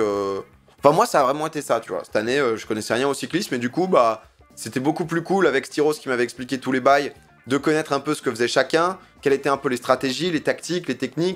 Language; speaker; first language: French; native; French